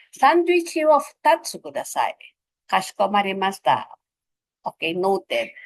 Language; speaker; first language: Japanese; non-native, fluent; Filipino